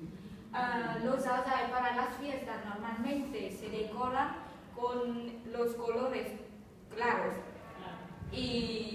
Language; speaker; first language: Spanish; non-native, fluent; Vietnamese